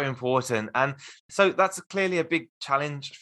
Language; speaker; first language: English; native; English